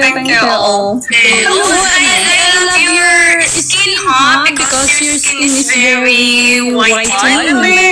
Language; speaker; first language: English; non-native, learner; Filipino